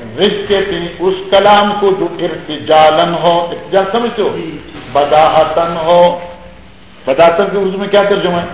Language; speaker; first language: Urdu; non-native, local second language; Northern Hindko